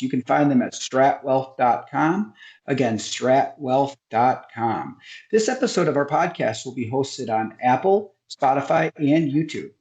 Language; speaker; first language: English; native; English